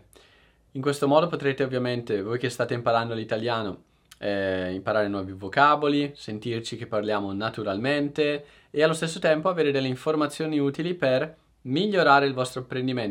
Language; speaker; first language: Italian; native; Italian